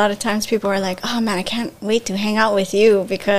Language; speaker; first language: English; native; English